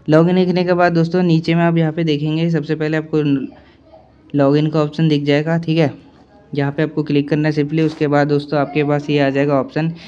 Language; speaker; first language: Hindi; native; Hindi